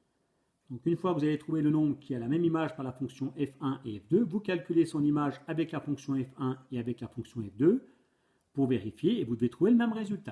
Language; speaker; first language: French; native; French